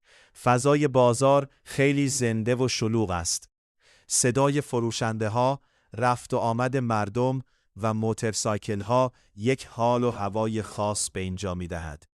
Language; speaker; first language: Persian; native; Persian